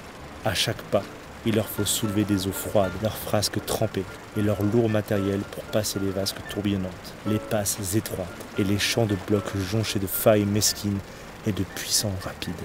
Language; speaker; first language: French; native; French